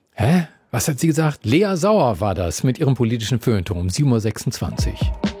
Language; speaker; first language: German; native; German